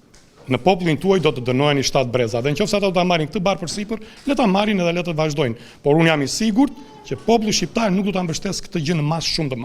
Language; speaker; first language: Albanian; native; Albanian